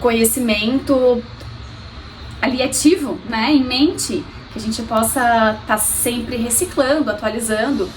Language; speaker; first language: Portuguese; native; Portuguese